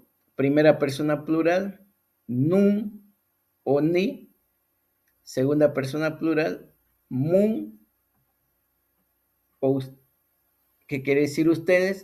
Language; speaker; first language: Spanish; non-native, local second language; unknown